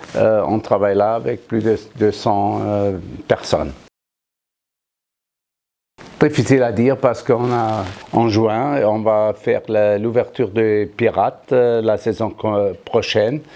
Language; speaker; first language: French; non-native, fluent; German